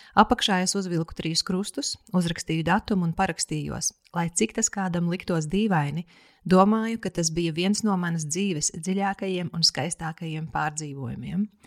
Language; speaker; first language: Latvian; native; Latvian